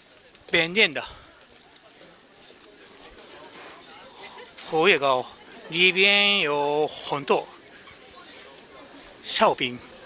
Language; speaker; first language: Chinese; non-native, learner; Japanese